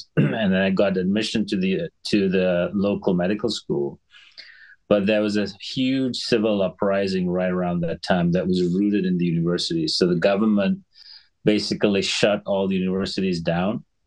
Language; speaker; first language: English; non-native, local second language; Sinhala